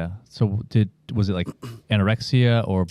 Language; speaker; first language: English; native; English